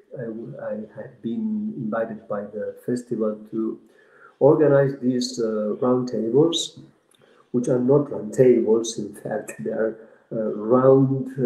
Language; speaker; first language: English; non-native, fluent; Spanish